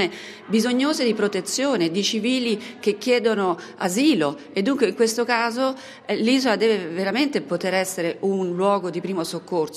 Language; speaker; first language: Italian; native; Italian